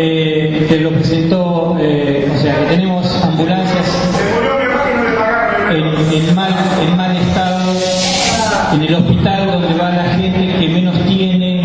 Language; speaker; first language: Spanish; native; Spanish